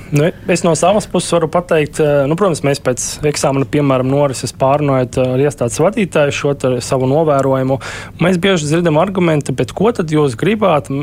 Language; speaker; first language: Latvian; non-native, local second language; Russian